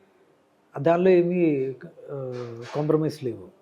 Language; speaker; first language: Telugu; non-native, learner; Malayalam